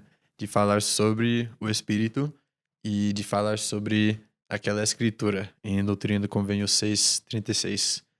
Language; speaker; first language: Portuguese; non-native, fluent; English